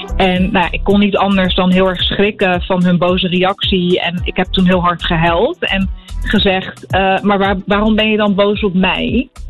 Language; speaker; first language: Dutch; early bilingual, other home language; Arabic